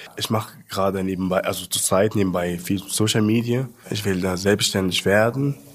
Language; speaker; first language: German; non-native, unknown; Arabic